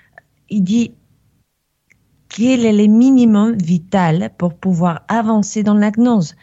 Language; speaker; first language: French; non-native, fluent; Spanish